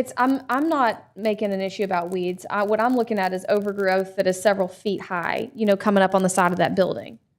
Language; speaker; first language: English; native; English